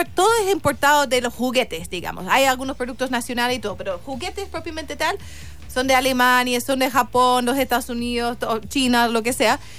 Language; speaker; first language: Spanish; non-native, fluent; English